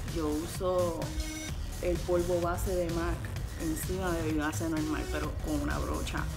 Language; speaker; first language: Spanish; early bilingual, heritage; Spanish